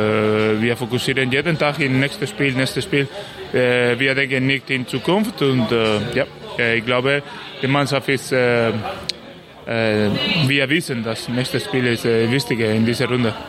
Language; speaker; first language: German; non-native, learner; Spanish